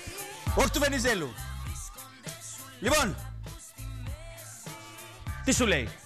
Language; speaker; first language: Greek; native; Greek